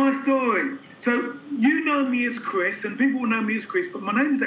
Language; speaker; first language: English; native; English